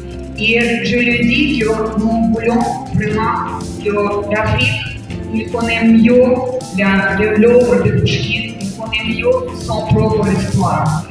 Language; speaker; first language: French; non-native, fluent; Russian